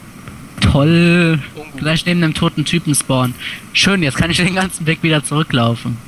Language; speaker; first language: German; native; German